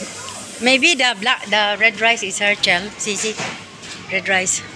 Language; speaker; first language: English; non-native, local second language; Filipino